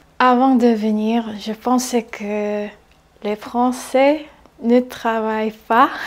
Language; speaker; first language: French; non-native, learner; Korean